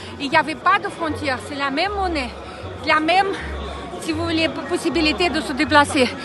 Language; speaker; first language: French; non-native, fluent; Russian